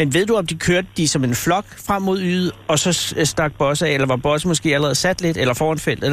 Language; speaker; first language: Danish; native; Danish